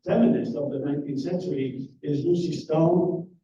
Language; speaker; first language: English; non-native, fluent; Greek